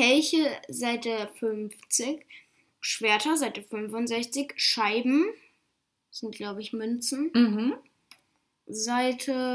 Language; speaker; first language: German; native; German